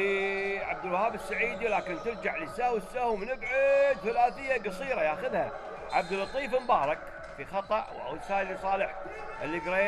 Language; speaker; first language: Arabic; native; Arabic